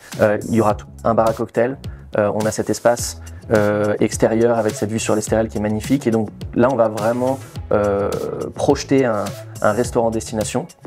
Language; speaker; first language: French; native; French